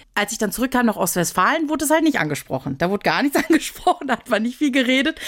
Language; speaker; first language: German; early bilingual, other home language; Turkish